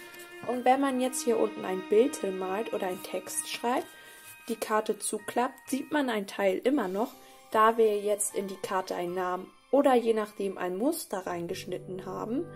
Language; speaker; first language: German; native; German